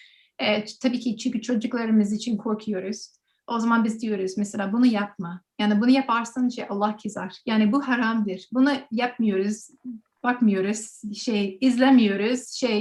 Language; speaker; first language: Turkish; non-native, learner; English